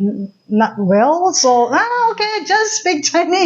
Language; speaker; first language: English; non-native, learner; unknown